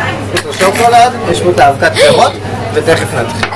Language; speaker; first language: Hebrew; native; Hebrew